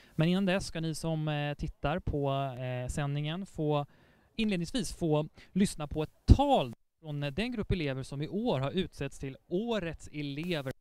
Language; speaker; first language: Swedish; native; Swedish